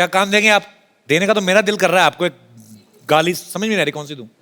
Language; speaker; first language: Hindi; native; Hindi